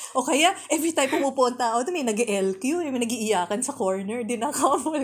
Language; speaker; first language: Filipino; native; Filipino